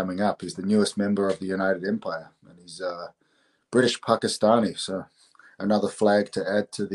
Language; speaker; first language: English; native; English